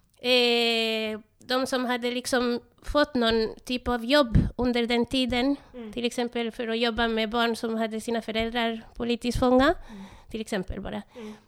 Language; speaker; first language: Swedish; non-native, fluent; Spanish